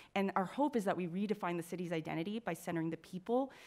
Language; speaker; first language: English; native; English